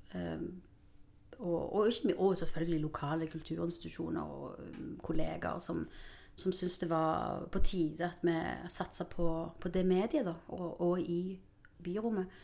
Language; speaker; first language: Norwegian; early bilingual, other home language; Spanish